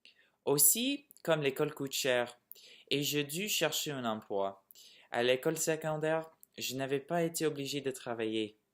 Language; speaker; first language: French; non-native, local second language; English